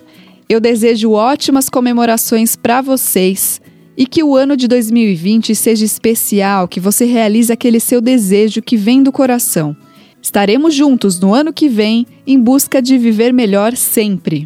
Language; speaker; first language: Portuguese; native; Portuguese